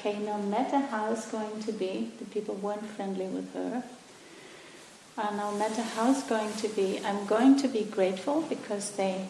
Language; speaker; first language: English; non-native, fluent; German